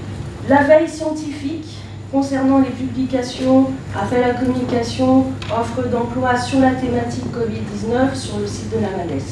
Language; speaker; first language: French; native; French